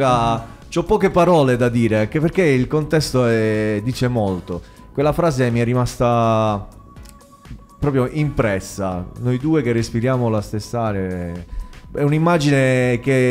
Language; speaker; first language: Italian; native; Italian